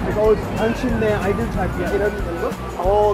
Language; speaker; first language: Korean; non-native, learner; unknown